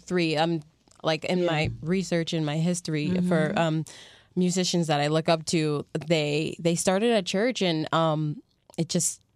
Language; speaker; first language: English; native; English